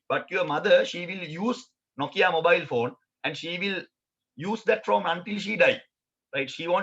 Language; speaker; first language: English; non-native, local second language; Sinhala